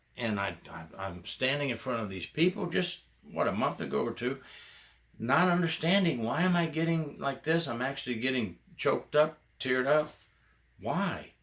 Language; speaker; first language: English; native; English